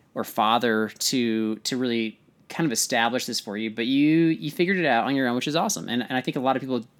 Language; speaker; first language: English; native; English